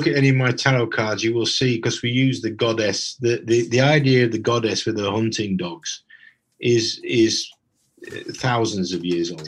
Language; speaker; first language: English; native; English